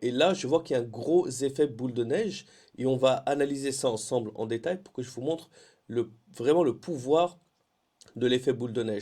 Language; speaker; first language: French; native; French